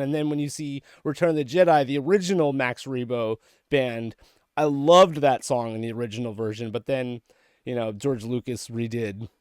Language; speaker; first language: English; native; English